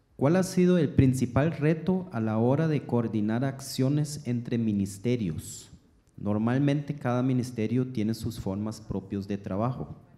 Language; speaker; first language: Spanish; non-native, fluent; German